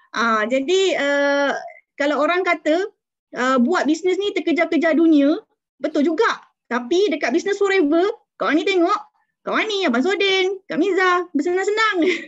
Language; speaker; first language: Malay; native; Malay